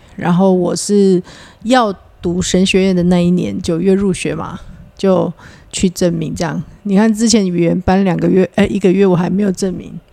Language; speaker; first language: Chinese; native; Chinese